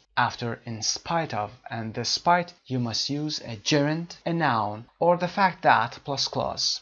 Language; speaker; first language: English; non-native, fluent; Persian